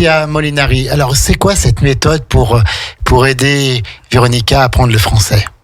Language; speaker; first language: French; native; French